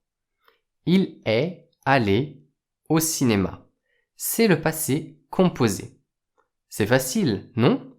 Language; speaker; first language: French; native; French